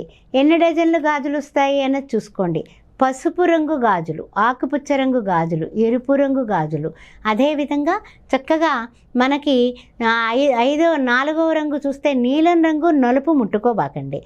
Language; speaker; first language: Telugu; native; Telugu